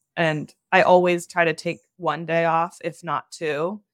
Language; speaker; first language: English; native; English